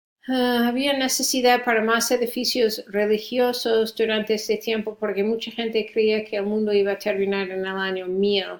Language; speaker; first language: Spanish; non-native, fluent; English